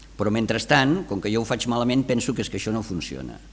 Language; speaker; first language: Catalan; native; Catalan